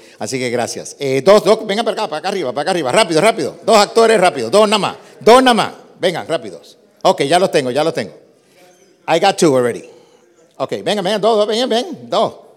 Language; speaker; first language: Spanish; early bilingual, heritage; Spanish